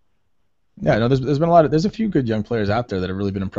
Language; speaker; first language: English; native; English